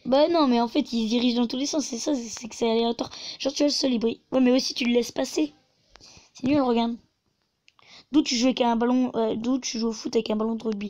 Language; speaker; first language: French; native; French